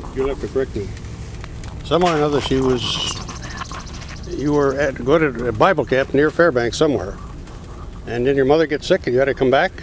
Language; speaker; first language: English; native; English